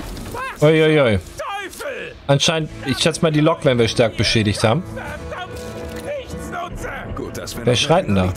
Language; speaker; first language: German; native; German